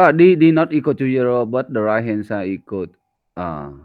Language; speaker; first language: English; non-native, learner; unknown